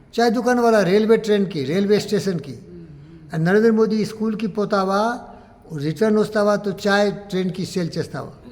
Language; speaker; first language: Telugu; non-native, learner; Hindi